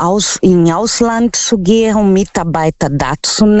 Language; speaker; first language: German; non-native, learner; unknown